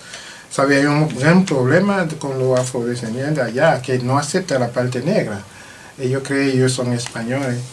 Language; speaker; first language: Spanish; non-native, learner; French